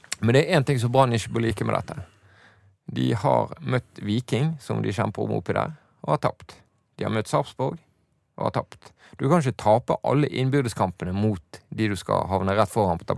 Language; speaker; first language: Norwegian; native; Norwegian